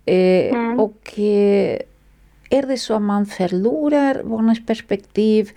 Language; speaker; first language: Swedish; non-native, fluent; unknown